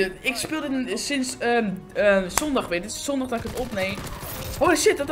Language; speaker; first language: Dutch; native; Dutch